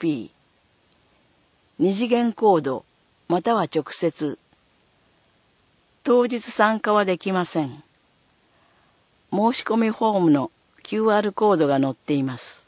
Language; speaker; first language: Japanese; native; Japanese